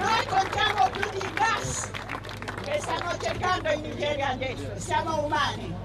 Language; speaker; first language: Italian; non-native, fluent; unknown